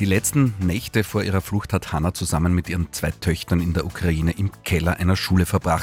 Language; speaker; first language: German; native; German